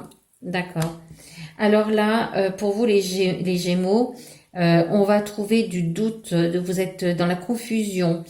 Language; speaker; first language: French; native; French